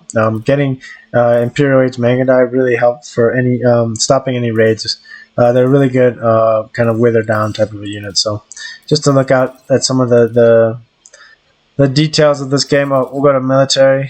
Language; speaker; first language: English; native; English